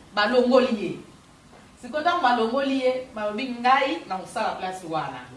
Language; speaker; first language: Lingala; non-native, local second language; Kituba (Democratic Republic of Congo)